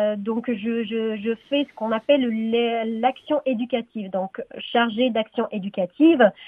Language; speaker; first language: French; non-native, local second language; Arabic